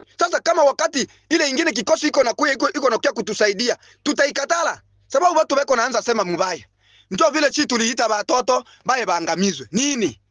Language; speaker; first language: Swahili; non-native, local second language; Bembe